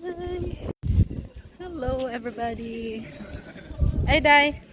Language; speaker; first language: English; non-native, local second language; Filipino